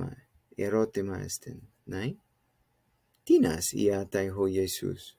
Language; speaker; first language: Greek; non-native, fluent; English